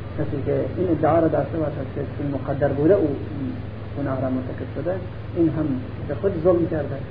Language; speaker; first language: Persian; non-native, local second language; Central Kurdish